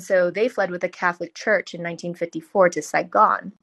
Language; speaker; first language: English; early bilingual, other home language; Chinese